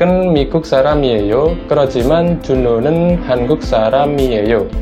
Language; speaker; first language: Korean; non-native, fluent; Indonesian